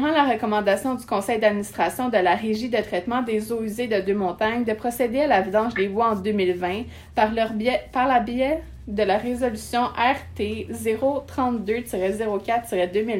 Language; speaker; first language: French; native; French